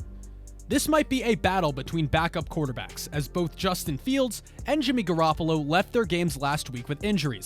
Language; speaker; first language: English; native; English